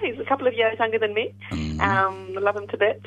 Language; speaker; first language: English; non-native, local second language; French